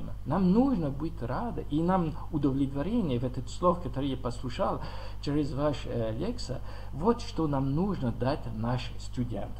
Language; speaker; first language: Russian; non-native, learner; French